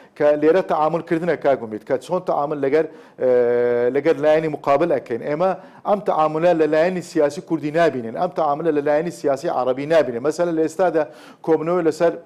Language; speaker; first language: Central Kurdish; non-native, local second language; Turkish